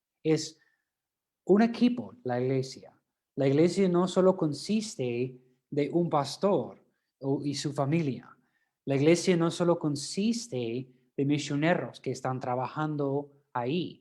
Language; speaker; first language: Spanish; non-native, fluent; English